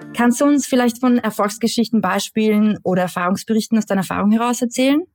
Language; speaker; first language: German; native; German